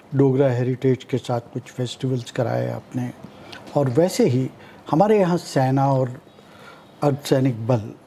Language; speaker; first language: Hindi; native; Hindi